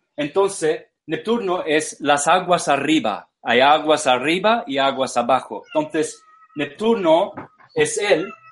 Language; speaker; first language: Spanish; non-native, fluent; English